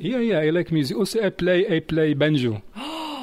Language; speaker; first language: English; non-native, learner; Arabic